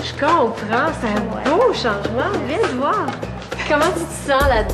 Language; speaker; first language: French; native; French